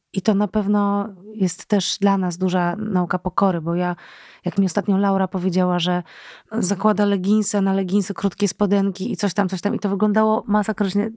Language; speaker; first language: Polish; native; Polish